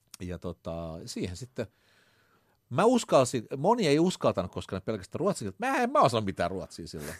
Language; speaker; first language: Finnish; early bilingual, other home language; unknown